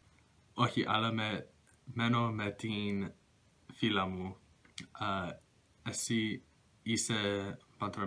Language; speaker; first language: Greek; non-native, learner; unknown